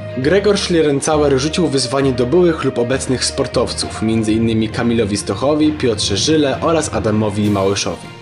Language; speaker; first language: Polish; native; Polish